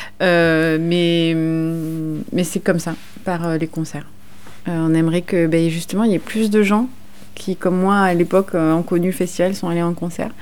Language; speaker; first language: French; native; French